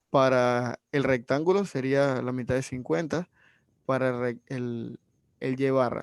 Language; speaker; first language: Spanish; native; Spanish